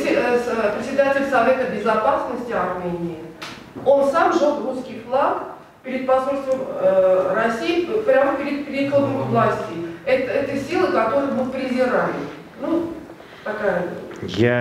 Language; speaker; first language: Russian; non-native, local second language; Armenian